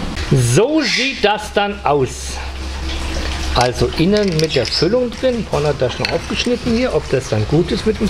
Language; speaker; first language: German; native; German